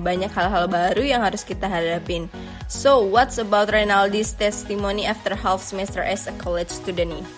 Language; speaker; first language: English; non-native, fluent; Indonesian